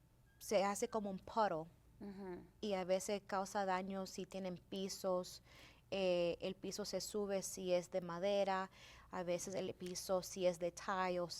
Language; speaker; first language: Spanish; early bilingual, heritage; Spanish